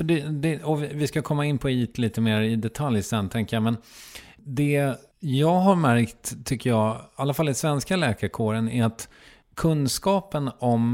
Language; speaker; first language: Swedish; native; Swedish